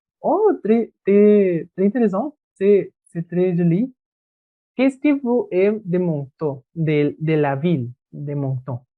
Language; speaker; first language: French; non-native, learner; Spanish